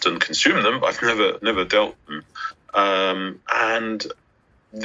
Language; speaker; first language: English; native; English